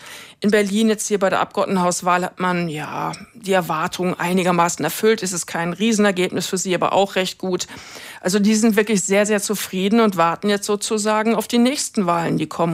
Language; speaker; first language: German; native; German